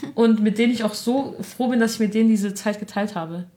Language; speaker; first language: German; early bilingual, other home language; Armenian